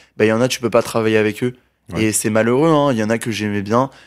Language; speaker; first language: French; native; French